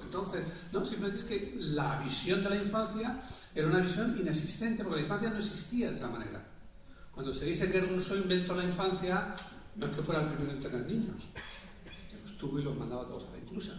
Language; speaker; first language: Spanish; native; Spanish